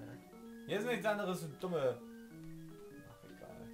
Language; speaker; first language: German; native; German